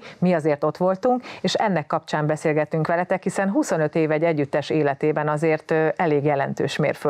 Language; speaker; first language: Hungarian; native; Hungarian